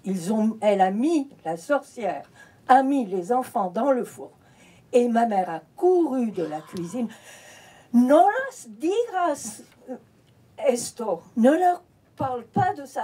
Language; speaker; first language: French; early bilingual, heritage; French